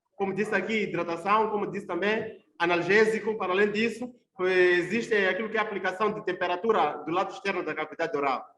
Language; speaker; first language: Portuguese; non-native, local second language; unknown